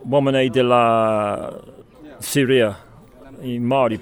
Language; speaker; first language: Romanian; non-native, learner; English